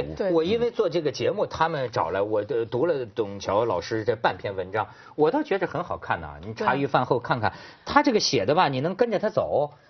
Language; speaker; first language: Chinese; native; Chinese